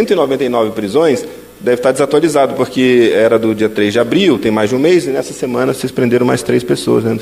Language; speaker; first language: Portuguese; native; Portuguese